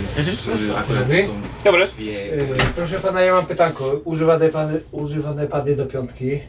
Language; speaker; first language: Polish; native; Polish